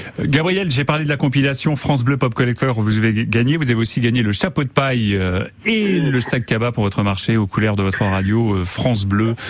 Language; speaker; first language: French; native; French